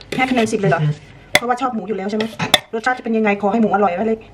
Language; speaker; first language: Thai; native; Thai